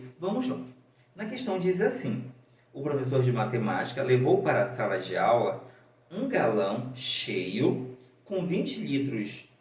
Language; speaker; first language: Portuguese; native; Portuguese